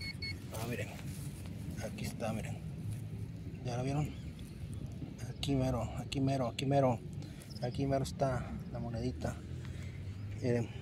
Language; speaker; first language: Spanish; native; Spanish